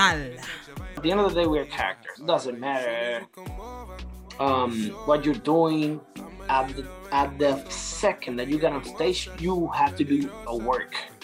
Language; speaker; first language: English; non-native, local second language; Spanish